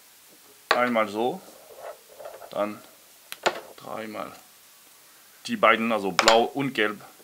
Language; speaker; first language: German; non-native, learner; French